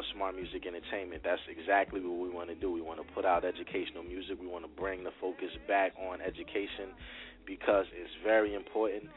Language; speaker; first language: English; native; English